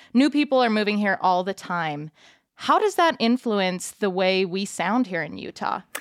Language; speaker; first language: English; native; English